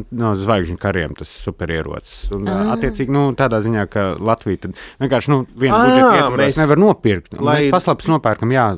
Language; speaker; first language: Latvian; native; Latvian